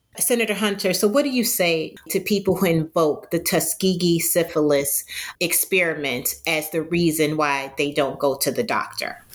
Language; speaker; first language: English; native; English